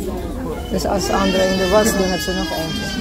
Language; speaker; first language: Dutch; non-native, learner; Filipino